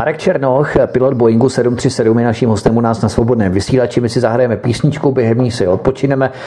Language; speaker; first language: Czech; native; Czech